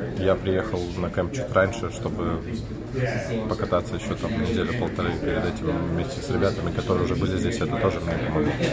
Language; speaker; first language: Russian; native; Russian